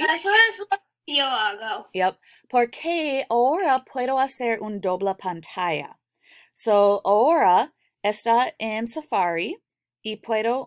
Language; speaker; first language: Spanish; non-native, learner; English